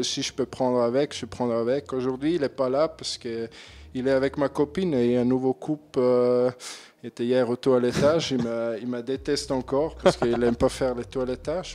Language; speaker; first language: French; non-native, learner; German